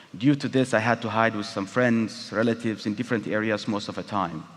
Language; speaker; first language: English; non-native, fluent; Tigrinya